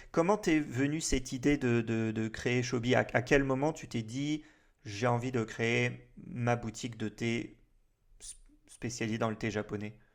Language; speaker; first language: French; native; French